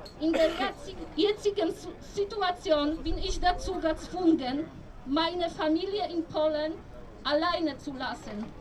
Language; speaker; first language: German; non-native, fluent; Polish